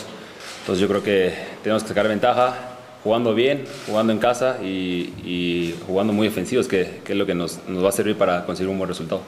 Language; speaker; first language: Spanish; native; Spanish